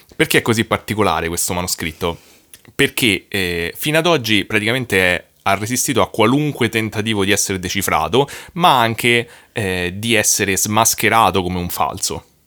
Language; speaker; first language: Italian; native; Italian